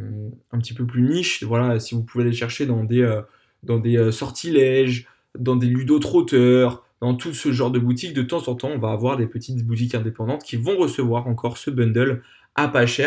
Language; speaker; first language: French; native; French